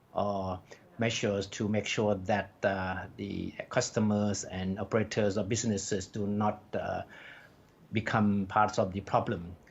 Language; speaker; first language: English; non-native, fluent; Thai